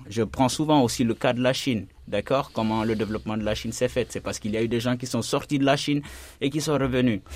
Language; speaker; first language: French; non-native, local second language; Fula